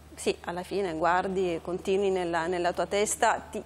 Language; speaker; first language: Italian; non-native, fluent; Dutch